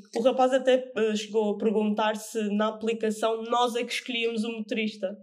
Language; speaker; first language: Portuguese; native; Portuguese